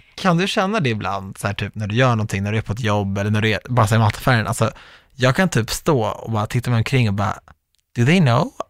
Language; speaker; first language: Swedish; native; Swedish